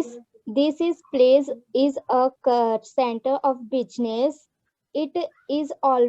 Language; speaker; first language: English; non-native, learner; Hindi